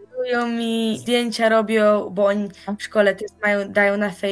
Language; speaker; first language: Polish; early bilingual, heritage; Polish